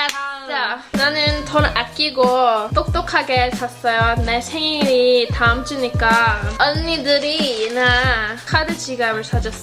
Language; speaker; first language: Korean; early bilingual, heritage; English